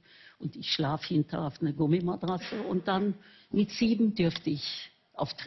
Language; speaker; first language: German; non-native, fluent; Norwegian